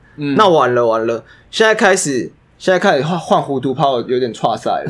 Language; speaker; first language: Chinese; native; Chinese